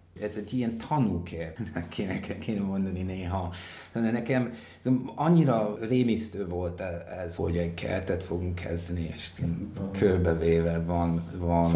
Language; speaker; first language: Hungarian; non-native, fluent; English